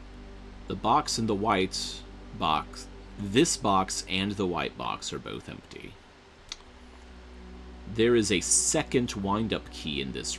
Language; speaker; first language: English; native; English